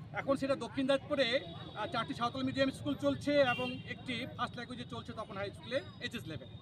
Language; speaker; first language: Bangla; non-native, local second language; Santali